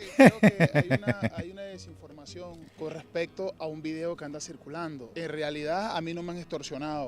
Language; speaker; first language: Spanish; native; Spanish